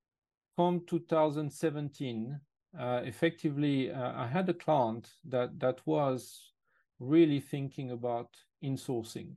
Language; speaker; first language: English; non-native, fluent; French